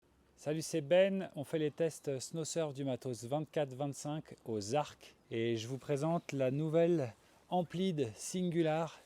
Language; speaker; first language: French; native; French